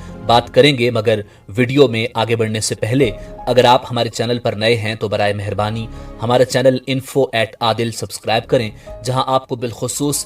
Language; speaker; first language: Urdu; native; Urdu